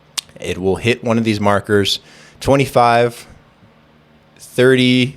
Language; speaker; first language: English; native; English